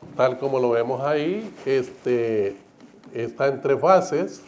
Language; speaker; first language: Spanish; native; Spanish